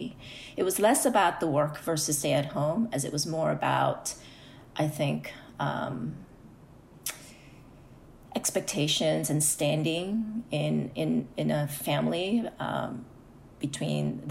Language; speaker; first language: English; early bilingual, other home language; Korean